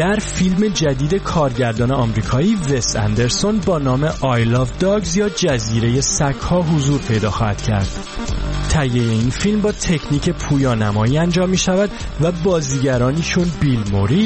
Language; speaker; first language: Persian; native; Persian